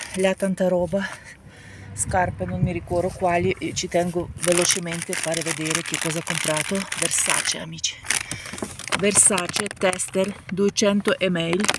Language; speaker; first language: Italian; non-native, learner; Ukrainian